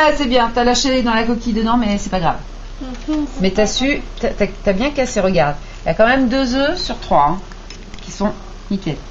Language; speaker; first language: French; native; French